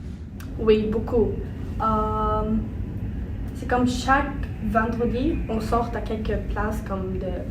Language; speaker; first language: French; non-native, learner; Arabic